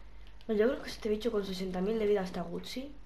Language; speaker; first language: Spanish; native; Spanish